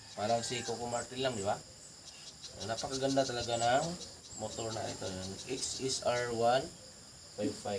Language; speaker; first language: Filipino; non-native, local second language; Cebuano